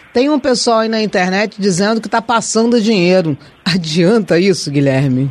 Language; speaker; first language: Portuguese; native; Portuguese